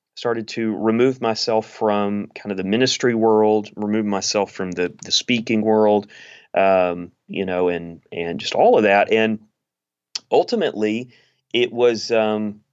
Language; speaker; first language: English; native; English